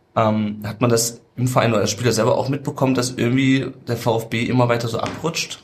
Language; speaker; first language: German; native; German